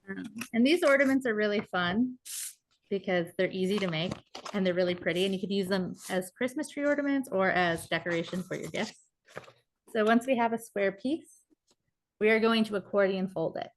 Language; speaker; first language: English; native; English